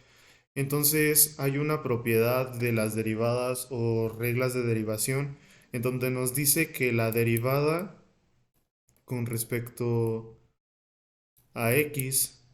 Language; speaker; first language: Spanish; native; Spanish